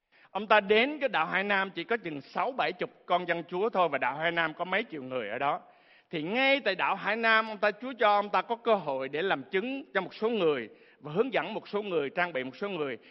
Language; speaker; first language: Vietnamese; native; Vietnamese